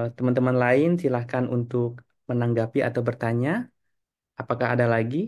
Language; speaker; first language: Indonesian; native; Indonesian